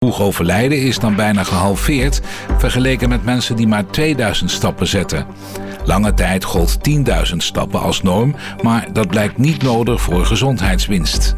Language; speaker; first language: Dutch; native; Dutch